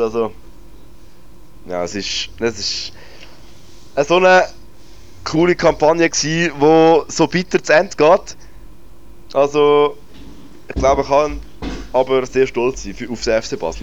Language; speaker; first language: German; native; German